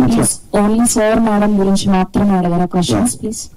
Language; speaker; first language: Telugu; non-native, fluent; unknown